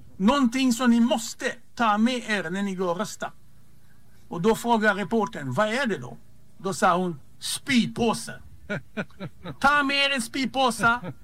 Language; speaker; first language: Swedish; non-native, fluent; Hebrew